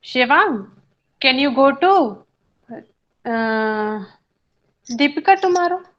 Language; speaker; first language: English; non-native, learner; Hindi